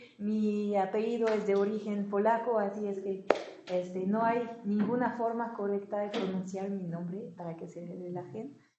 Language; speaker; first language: Spanish; non-native, fluent; French